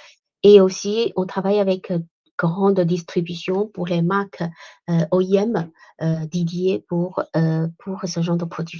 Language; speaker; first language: French; non-native, fluent; Chinese